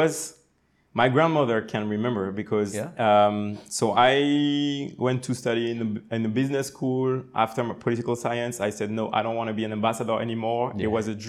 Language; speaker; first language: English; non-native, fluent; French